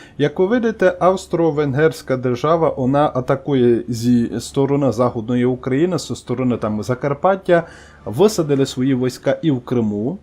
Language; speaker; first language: Ukrainian; native; Ukrainian